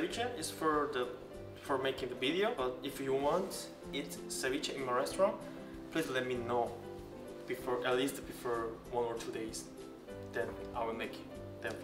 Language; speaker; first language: English; non-native, learner; Korean